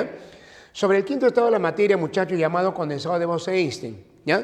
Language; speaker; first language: Spanish; native; Spanish